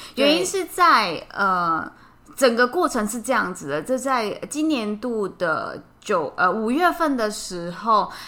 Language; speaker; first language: Chinese; non-native, fluent; Cantonese